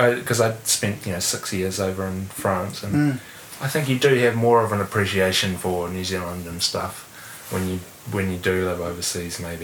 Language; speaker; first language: English; native; English